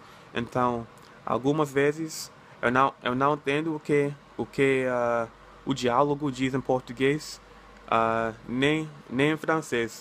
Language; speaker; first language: Portuguese; non-native, learner; English